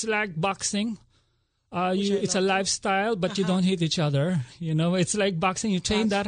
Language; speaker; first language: English; non-native, local second language; Filipino